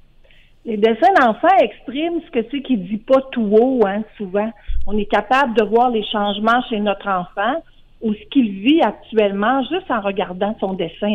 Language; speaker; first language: French; native; French